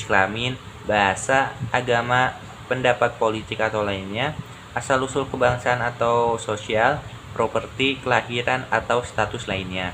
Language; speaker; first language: Indonesian; native; Indonesian